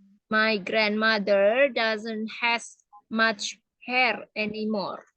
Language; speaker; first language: English; non-native, fluent; Indonesian